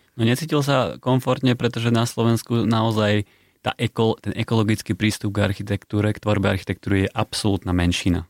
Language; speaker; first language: Slovak; native; Slovak